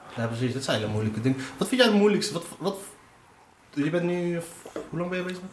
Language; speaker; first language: Dutch; early bilingual, other home language; Riffian